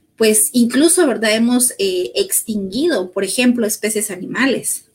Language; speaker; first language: Spanish; native; Spanish